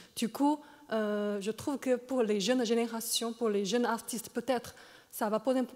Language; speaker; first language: French; non-native, fluent; Chinese